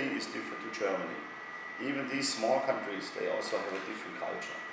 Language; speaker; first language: English; non-native, fluent; German